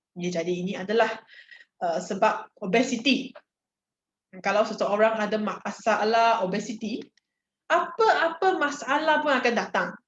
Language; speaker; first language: Malay; non-native, local second language; Chinese